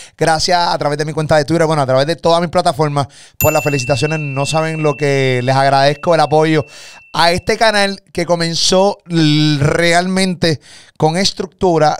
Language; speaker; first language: Spanish; native; Spanish